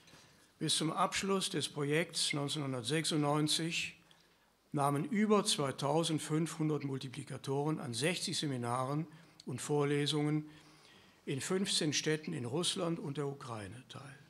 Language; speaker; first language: German; native; German